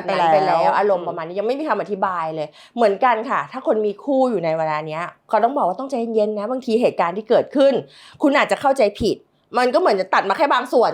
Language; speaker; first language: Thai; native; Thai